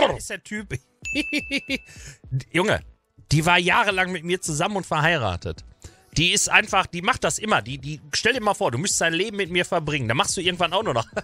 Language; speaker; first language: German; native; German